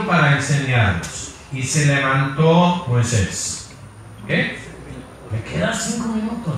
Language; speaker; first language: Spanish; non-native, fluent; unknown